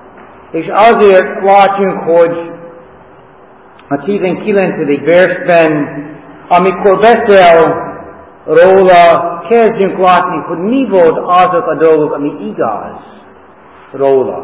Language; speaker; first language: Hungarian; non-native, learner; English